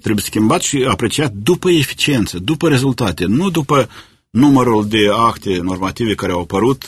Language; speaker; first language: Romanian; native; Romanian